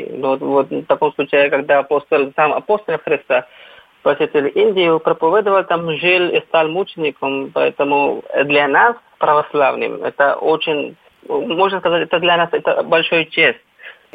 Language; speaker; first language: Russian; non-native, fluent; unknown